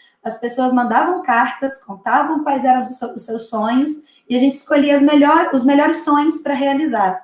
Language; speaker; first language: Portuguese; native; Portuguese